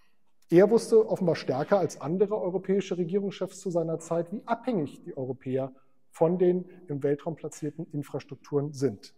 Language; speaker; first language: German; native; German